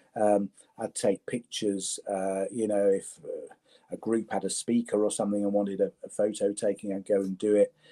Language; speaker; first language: English; native; English